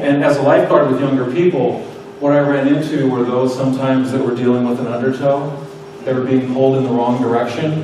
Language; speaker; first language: English; native; English